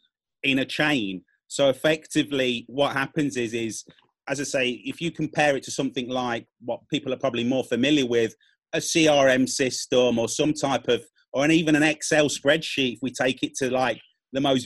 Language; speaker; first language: English; native; English